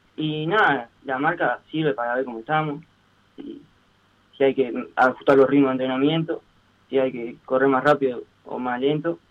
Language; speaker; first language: Spanish; native; Spanish